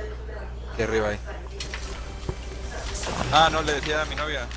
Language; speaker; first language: Spanish; native; Spanish